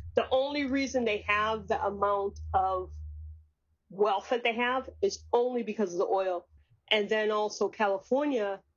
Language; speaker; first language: English; native; English